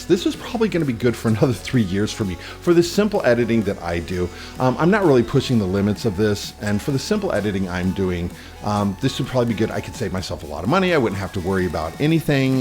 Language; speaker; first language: English; native; English